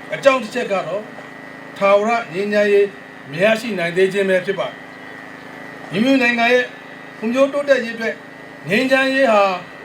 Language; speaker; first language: Burmese; non-native, local second language; S'gaw Karen